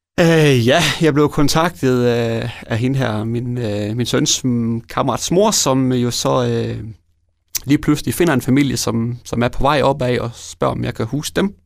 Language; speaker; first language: Danish; native; Danish